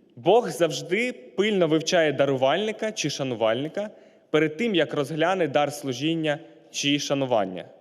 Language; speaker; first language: Ukrainian; non-native, local second language; Russian